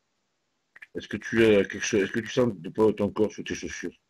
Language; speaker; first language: French; native; French